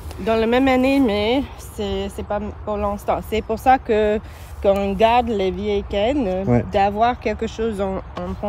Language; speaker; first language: French; non-native, learner; English